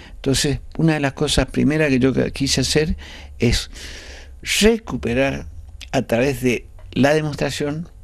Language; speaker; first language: Spanish; native; Spanish